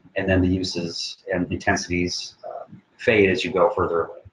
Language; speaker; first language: English; native; English